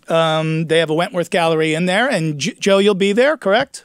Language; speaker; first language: English; native; English